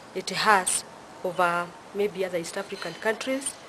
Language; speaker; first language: English; non-native, local second language; Kikuyu